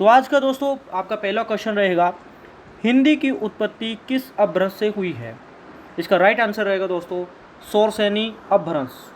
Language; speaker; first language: Hindi; native; Hindi